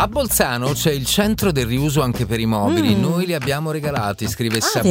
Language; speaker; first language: Italian; native; Italian